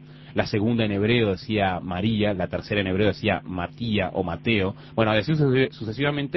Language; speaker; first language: Spanish; native; Spanish